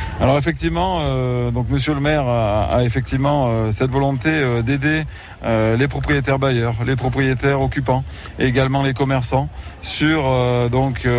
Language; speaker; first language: French; native; French